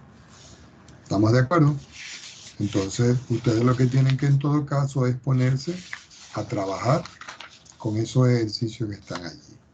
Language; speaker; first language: Spanish; native; Spanish